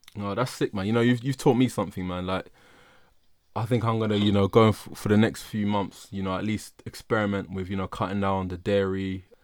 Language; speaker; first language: English; early bilingual, other home language; Yoruba